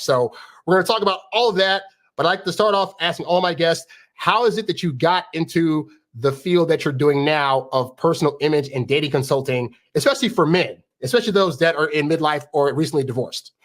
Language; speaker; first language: English; native; English